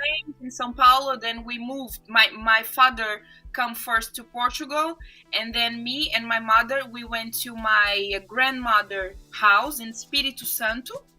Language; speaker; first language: English; non-native, fluent; Portuguese